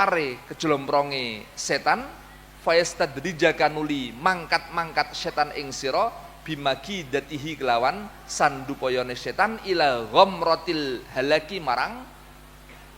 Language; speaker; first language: Indonesian; non-native, local second language; Javanese